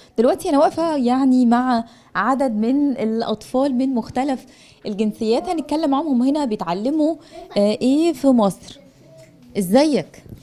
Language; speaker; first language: Arabic; native; Arabic